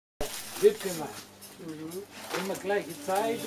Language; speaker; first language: German; non-native, learner; Arabic